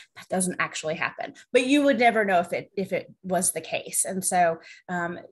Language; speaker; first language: English; native; English